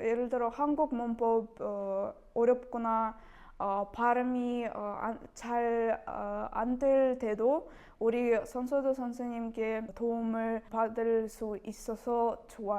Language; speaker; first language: Korean; non-native, learner; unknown